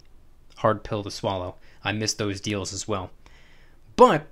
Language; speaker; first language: English; native; English